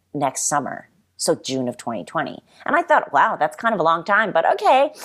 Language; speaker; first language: English; native; English